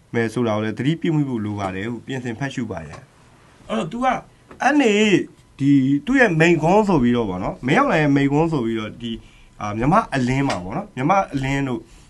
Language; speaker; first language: Burmese; native; Burmese